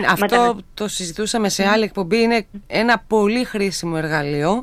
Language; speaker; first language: Greek; native; Greek